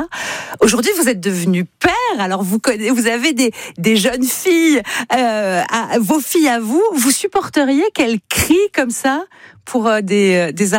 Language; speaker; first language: French; native; French